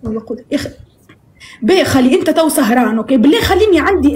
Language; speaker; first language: Arabic; native; Arabic